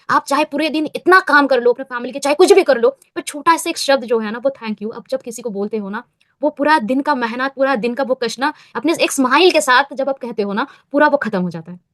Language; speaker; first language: Hindi; non-native, local second language; Bangla